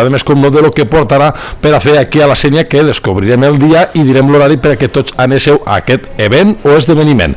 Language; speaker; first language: Catalan; native; Catalan